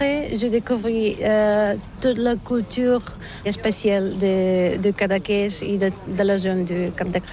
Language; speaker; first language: French; non-native, learner; Bulgarian